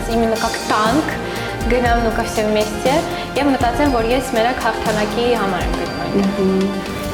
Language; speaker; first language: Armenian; early bilingual, heritage; Armenian